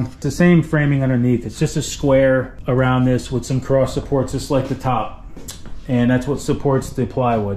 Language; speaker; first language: English; native; English